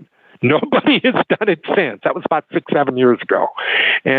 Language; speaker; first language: English; native; English